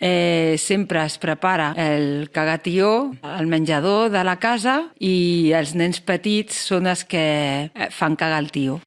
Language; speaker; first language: Catalan; native; Catalan